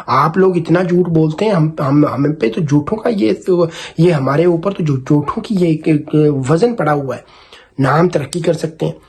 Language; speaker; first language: Urdu; non-native, local second language; Punjabi